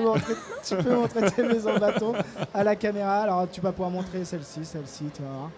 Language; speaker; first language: French; native; French